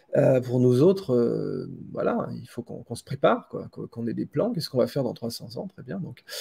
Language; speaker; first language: French; native; French